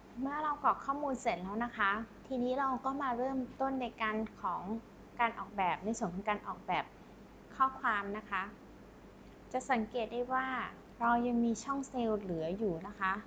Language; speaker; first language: Thai; native; Thai